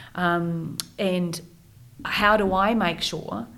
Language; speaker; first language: English; native; English